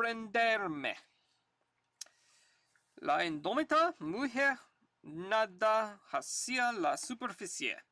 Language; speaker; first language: Spanish; non-native, learner; English